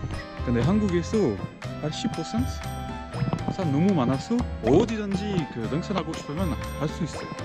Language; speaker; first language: Korean; non-native, learner; French